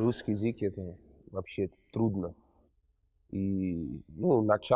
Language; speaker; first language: Russian; non-native, learner; Portuguese